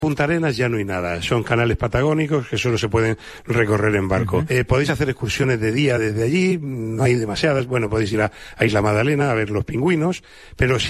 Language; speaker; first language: Spanish; native; Spanish